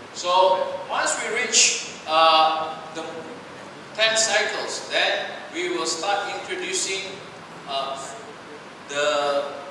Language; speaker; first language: English; non-native, local second language; Chinese